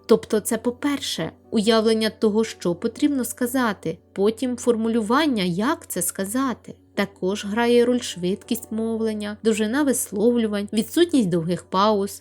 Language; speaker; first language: Ukrainian; non-native, local second language; Russian